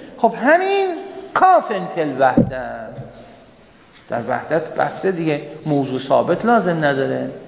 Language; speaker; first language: Persian; non-native, local second language; Azerbaijani